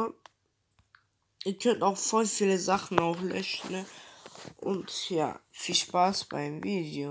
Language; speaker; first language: German; early bilingual, other home language; Turkish